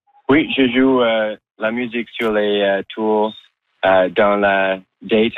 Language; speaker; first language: French; non-native, learner; English